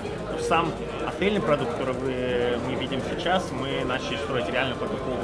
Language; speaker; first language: Russian; early bilingual, heritage; Russian